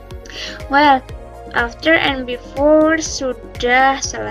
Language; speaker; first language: English; non-native, learner; Indonesian